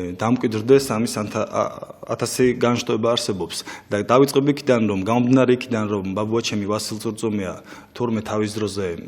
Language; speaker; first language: Georgian; non-native, local second language; Mingrelian